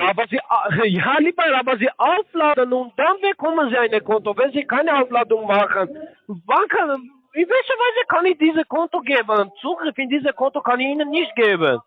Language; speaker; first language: German; non-native, learner; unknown